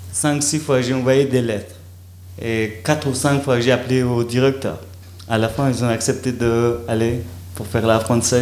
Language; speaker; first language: French; non-native, learner; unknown